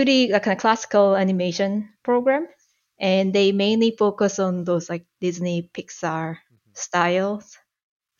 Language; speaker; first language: English; non-native, fluent; Korean